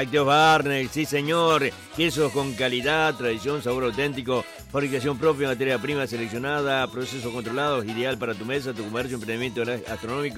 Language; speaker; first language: Spanish; native; Spanish